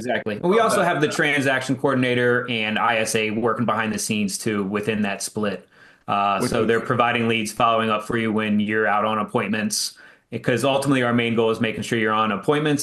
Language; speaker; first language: English; native; English